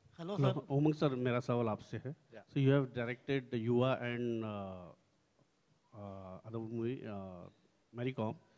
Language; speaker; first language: Hindi; native; Hindi